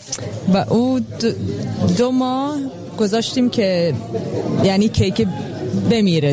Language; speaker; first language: Persian; early bilingual, heritage; Persian